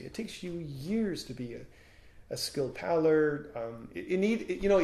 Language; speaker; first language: English; native; English